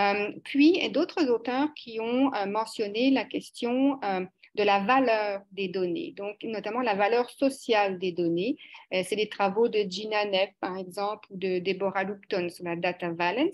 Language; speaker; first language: French; native; French